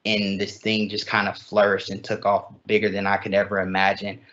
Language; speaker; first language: English; native; English